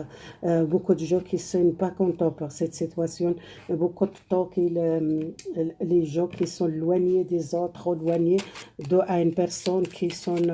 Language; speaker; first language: French; non-native, learner; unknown